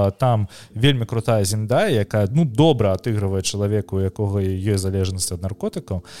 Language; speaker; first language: Belarusian; non-native, local second language; Russian